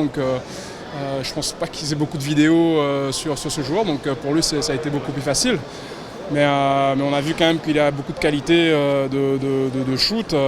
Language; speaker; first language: French; native; French